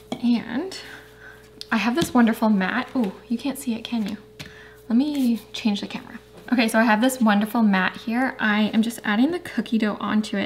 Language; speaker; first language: English; native; English